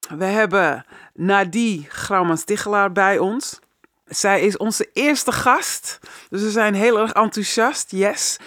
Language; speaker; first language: Dutch; native; Dutch